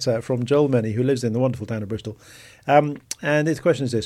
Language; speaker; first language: English; native; English